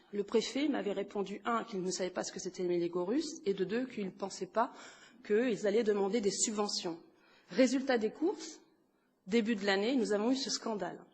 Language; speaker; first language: French; native; French